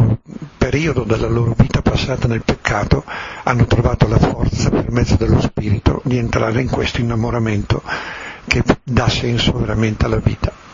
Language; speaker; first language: Italian; native; Italian